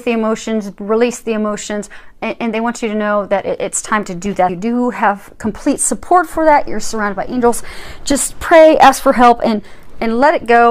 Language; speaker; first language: English; native; English